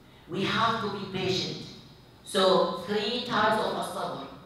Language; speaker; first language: English; non-native, fluent; Arabic